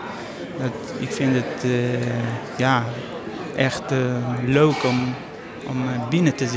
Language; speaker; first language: Dutch; non-native, learner; Hebrew